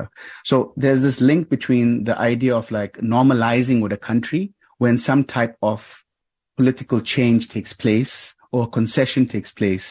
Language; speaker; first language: English; native; English